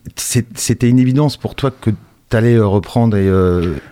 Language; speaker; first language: French; native; French